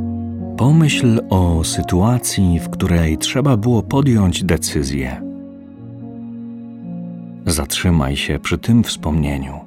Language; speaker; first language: Polish; native; Polish